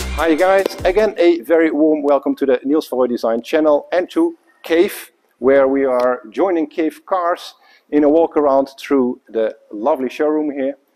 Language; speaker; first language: English; non-native, fluent; Dutch